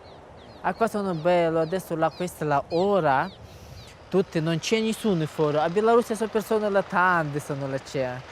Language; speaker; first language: Italian; non-native, learner; Russian